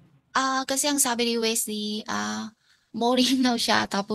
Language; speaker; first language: Filipino; non-native, learner; Chinese